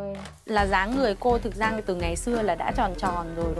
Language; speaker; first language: Vietnamese; native; Vietnamese